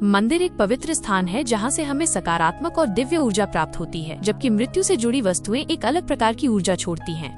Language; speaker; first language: Hindi; native; Hindi